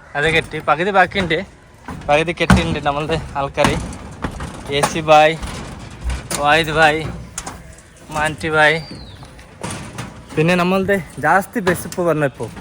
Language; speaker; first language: Malayalam; native; Malayalam